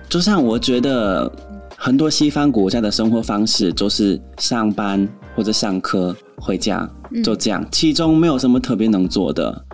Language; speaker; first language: Chinese; non-native, fluent; English